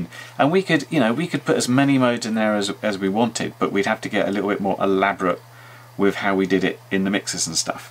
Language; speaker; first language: English; native; English